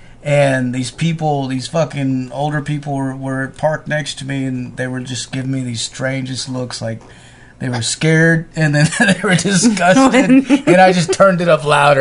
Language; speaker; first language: English; native; English